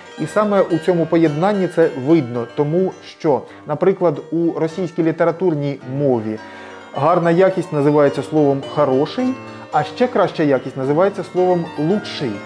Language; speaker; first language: Ukrainian; native; Ukrainian